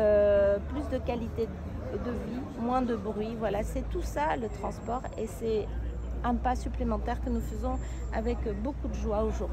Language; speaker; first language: French; native; French